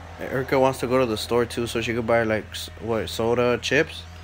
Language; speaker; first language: English; early bilingual, other home language; Spanish